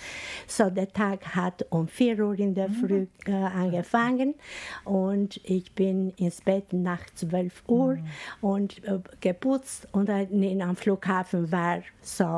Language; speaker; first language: German; non-native, fluent; Albanian